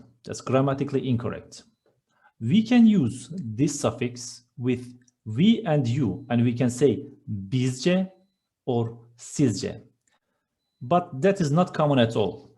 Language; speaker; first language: English; non-native, fluent; Turkish